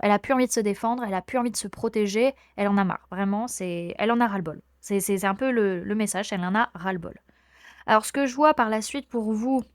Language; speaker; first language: French; native; French